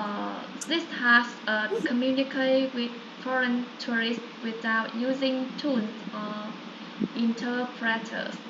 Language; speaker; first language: English; non-native, learner; Vietnamese